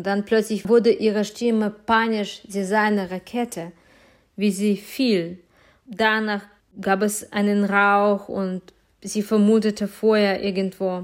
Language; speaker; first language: German; non-native, fluent; Ukrainian